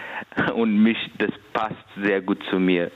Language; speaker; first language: German; non-native, fluent; Kannada